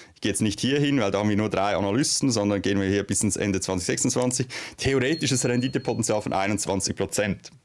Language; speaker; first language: German; native; German